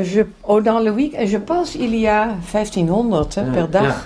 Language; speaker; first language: French; non-native, learner; Dutch